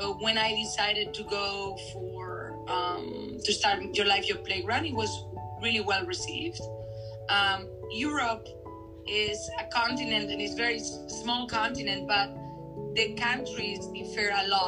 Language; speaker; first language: English; non-native, fluent; Spanish